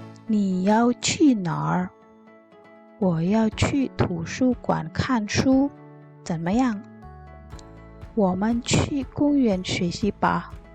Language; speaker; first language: Chinese; non-native, fluent; Indonesian